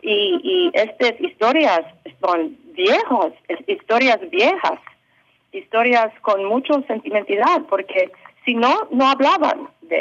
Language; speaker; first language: Spanish; early bilingual, heritage; English